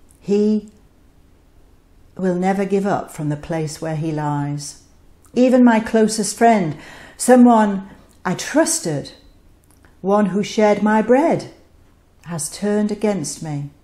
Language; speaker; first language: English; native; English